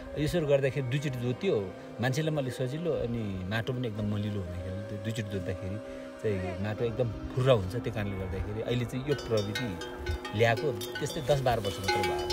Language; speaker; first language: Nepali; non-native, local second language; Sherpa